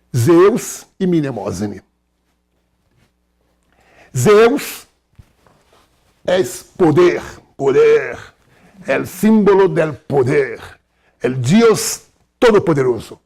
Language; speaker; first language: Spanish; non-native, fluent; Portuguese